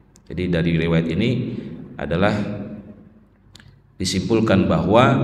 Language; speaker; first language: Indonesian; native; Indonesian